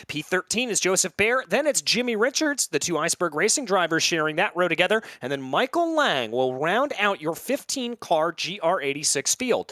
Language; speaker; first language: English; native; English